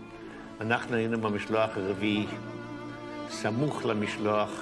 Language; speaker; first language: Hebrew; non-native, fluent; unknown